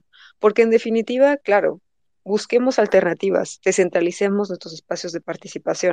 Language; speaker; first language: Spanish; native; Spanish